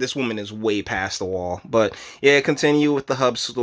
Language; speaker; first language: English; native; English